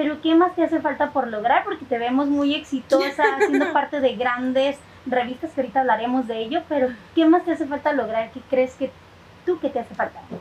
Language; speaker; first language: Spanish; native; Spanish